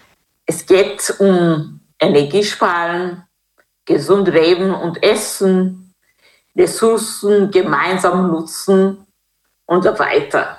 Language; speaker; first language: German; non-native, fluent; Kinyarwanda